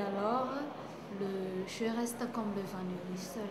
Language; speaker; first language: French; non-native, local second language; Malagasy